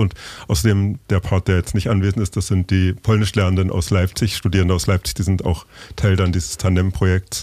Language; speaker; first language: German; native; German